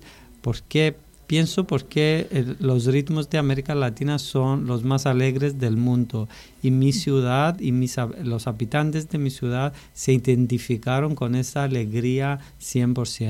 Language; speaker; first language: Spanish; non-native, fluent; Greek